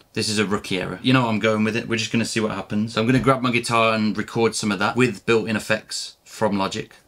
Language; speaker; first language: English; native; English